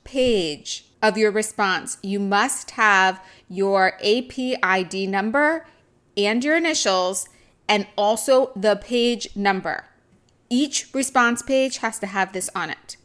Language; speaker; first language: English; native; English